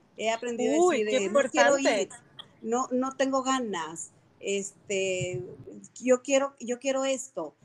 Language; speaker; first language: Spanish; native; Spanish